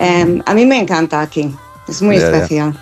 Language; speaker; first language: Spanish; non-native, fluent; English